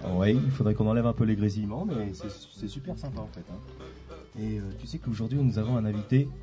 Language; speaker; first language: French; native; French